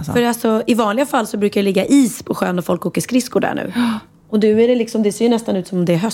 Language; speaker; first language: Swedish; native; Swedish